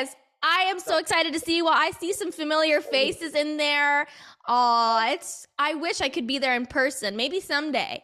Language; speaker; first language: English; native; English